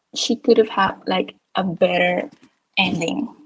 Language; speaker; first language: English; non-native, fluent; Spanish